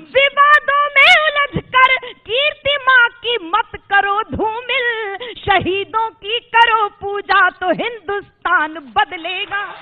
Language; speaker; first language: Hindi; native; Hindi